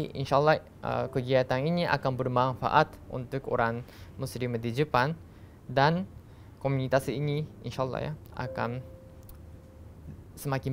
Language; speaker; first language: Indonesian; non-native, learner; Japanese